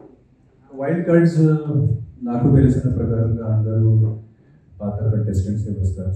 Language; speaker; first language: Telugu; non-native, fluent; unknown